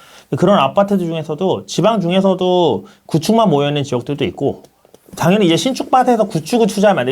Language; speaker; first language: Korean; native; Korean